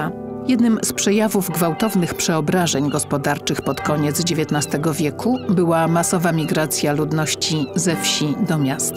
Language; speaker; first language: Polish; native; Polish